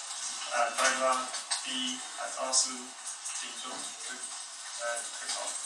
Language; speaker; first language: German; non-native, fluent; English